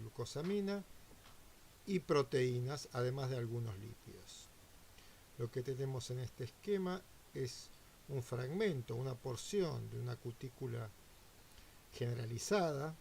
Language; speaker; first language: Spanish; native; Spanish